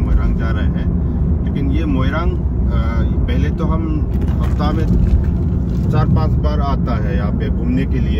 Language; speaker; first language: Hindi; non-native, local second language; Manipuri